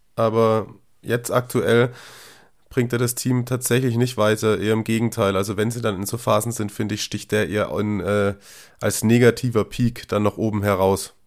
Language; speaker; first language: German; native; German